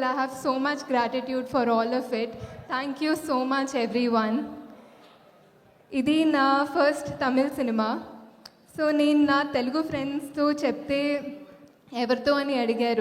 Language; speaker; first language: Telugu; non-native, fluent; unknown